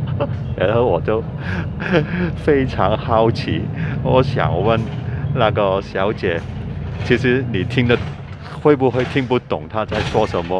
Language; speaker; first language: Chinese; non-native, fluent; Cantonese